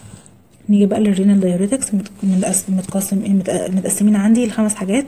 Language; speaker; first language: Arabic; native; Arabic